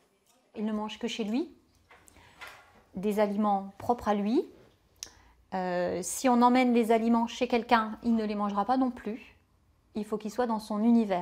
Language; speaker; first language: French; native; French